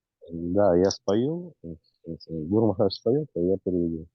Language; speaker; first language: Russian; native; Russian